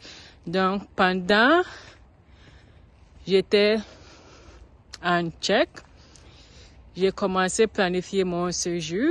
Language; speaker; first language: French; non-native, learner; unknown